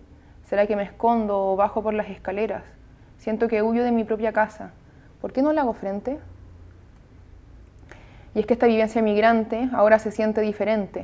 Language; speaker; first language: Spanish; native; Spanish